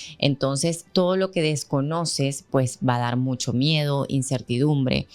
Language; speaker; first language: Spanish; native; Spanish